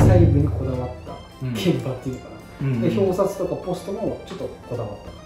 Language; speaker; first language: Japanese; native; Japanese